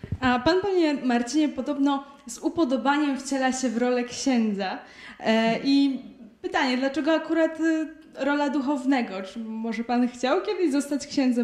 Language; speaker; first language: Polish; native; Polish